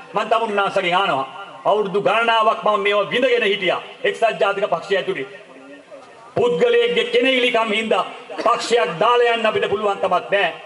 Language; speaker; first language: Sinhala; non-native, local second language; Tamil